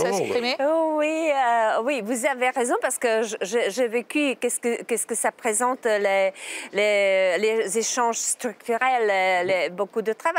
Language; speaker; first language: French; non-native, learner; Czech